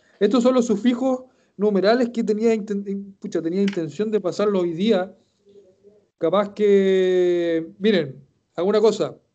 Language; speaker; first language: Spanish; native; Spanish